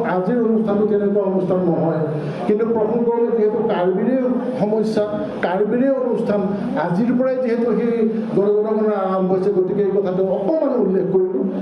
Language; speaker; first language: Assamese; non-native, local second language; Karbi